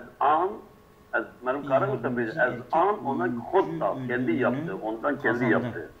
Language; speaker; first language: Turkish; non-native, local second language; Kurdish